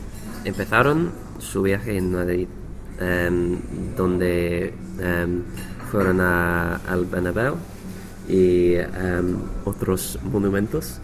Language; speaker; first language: Spanish; non-native, learner; English